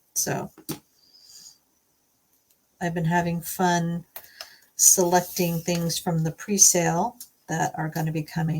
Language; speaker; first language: English; native; English